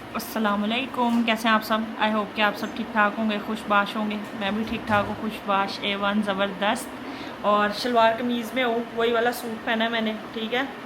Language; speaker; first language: Urdu; native; Urdu